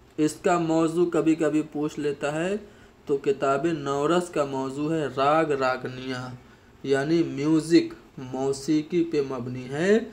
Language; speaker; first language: Urdu; native; Urdu